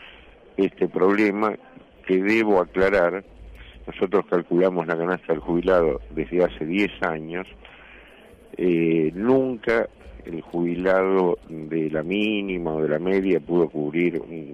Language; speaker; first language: Spanish; native; Spanish